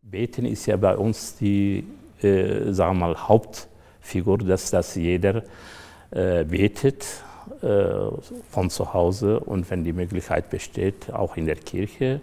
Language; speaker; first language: German; non-native, fluent; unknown